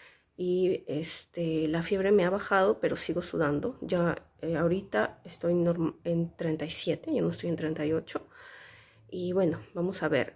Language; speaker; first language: Spanish; native; Spanish